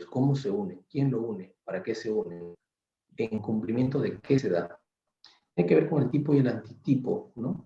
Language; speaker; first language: Spanish; native; Spanish